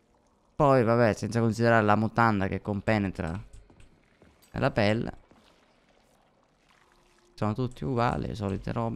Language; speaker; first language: Italian; native; Italian